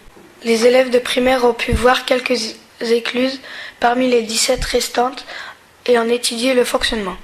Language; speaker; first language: French; native; French